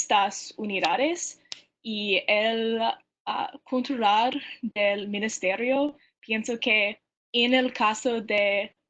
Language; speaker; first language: Spanish; non-native, learner; English